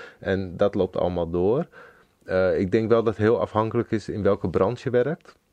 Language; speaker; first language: Dutch; native; Dutch